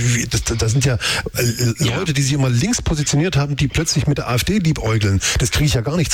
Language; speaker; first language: German; native; German